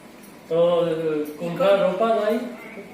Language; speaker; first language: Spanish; non-native, learner; Urdu